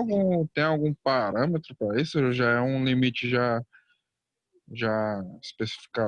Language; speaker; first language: Portuguese; native; Portuguese